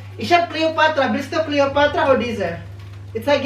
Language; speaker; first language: German; non-native, learner; Filipino